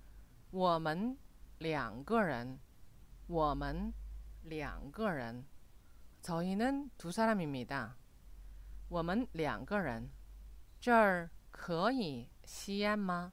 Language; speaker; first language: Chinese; non-native, fluent; Korean